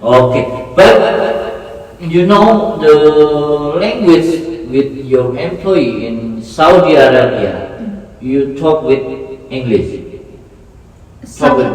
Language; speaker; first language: English; non-native, learner; Indonesian